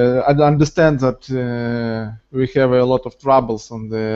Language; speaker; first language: English; non-native, learner; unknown